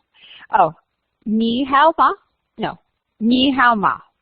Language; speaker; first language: Chinese; non-native, learner; English